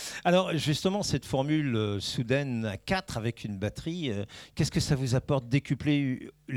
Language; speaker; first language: French; native; French